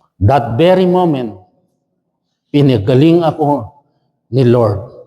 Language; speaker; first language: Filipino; non-native, local second language; Chavacano